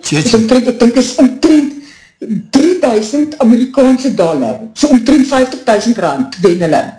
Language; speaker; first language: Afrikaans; native; Afrikaans